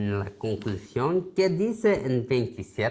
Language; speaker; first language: Spanish; non-native, learner; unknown